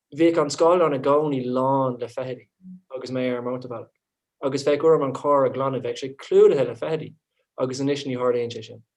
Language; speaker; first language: Irish; non-native, local second language; English